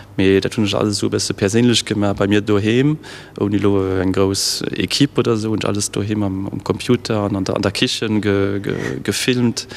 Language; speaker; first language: Luxembourgish; native; Luxembourgish